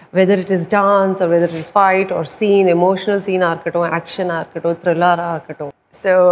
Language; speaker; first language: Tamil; non-native, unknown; Punjabi